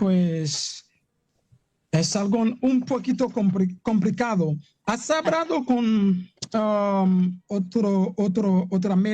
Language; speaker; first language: Spanish; non-native, fluent; Haitian Creole